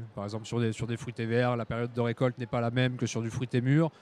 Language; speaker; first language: French; native; French